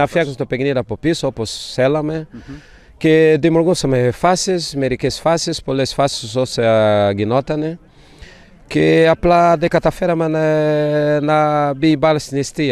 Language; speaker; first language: Greek; non-native, fluent; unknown